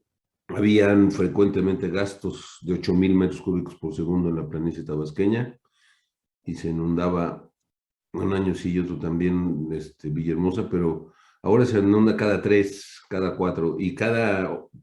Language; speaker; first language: Spanish; native; Spanish